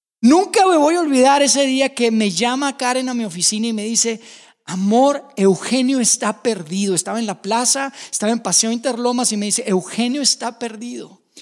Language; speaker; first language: Spanish; native; Spanish